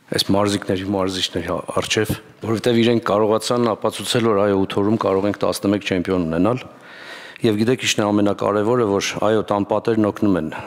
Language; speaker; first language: Armenian; native; Armenian